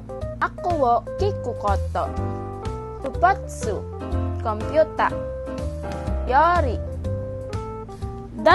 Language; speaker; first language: Japanese; non-native, learner; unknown